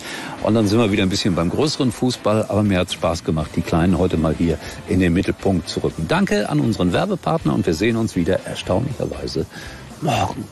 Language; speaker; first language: German; native; German